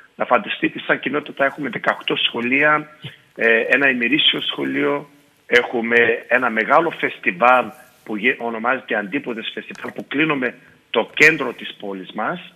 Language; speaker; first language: Greek; early bilingual, heritage; Greek